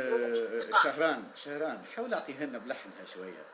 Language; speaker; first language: Arabic; native; Arabic